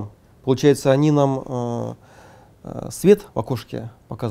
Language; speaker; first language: Russian; native; Russian